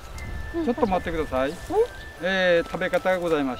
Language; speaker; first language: Japanese; native; Japanese